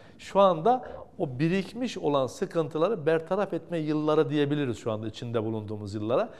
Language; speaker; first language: Turkish; native; Turkish